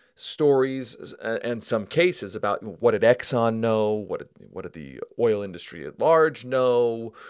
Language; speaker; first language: English; native; English